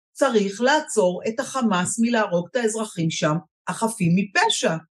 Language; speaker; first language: Hebrew; native; Hebrew